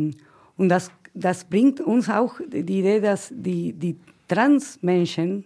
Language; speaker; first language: German; non-native, fluent; Spanish